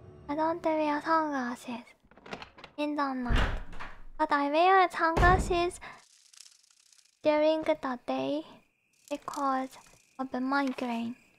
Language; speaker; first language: English; non-native, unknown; Japanese